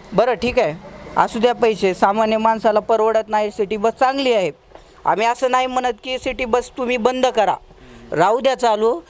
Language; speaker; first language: Marathi; native; Marathi